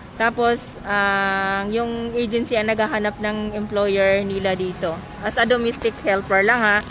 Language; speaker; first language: Filipino; non-native, local second language; Cebuano